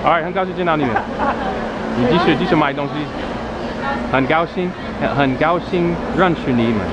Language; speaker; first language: Chinese; non-native, fluent; English